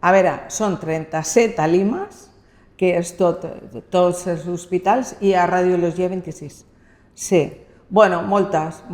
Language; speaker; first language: Catalan; non-native, local second language; Spanish